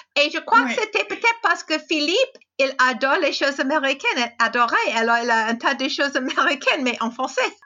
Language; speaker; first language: French; non-native, fluent; English